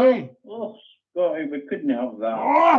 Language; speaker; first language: English; native; English